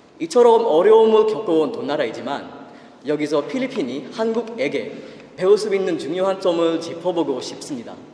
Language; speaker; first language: Korean; non-native, fluent; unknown